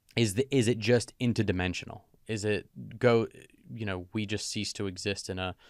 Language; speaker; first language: English; native; English